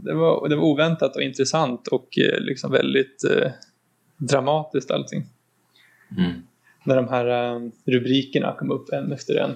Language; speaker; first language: Swedish; native; Swedish